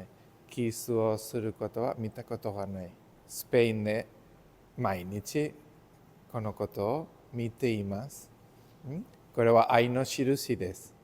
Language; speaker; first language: Japanese; non-native, learner; Spanish